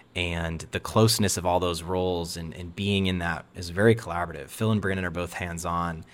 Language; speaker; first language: English; native; English